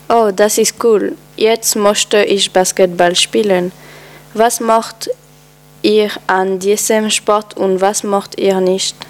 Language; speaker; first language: German; non-native, learner; French